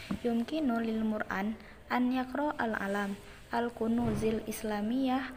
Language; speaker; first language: Arabic; non-native, learner; Indonesian